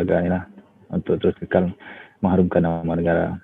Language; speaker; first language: Malay; non-native, local second language; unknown